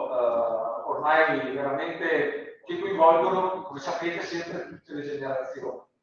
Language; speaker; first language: Italian; native; Italian